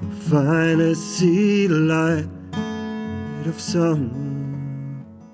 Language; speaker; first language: English; non-native, fluent; German